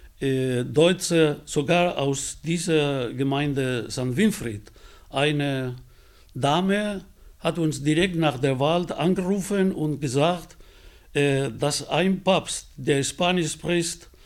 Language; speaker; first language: German; non-native, fluent; Spanish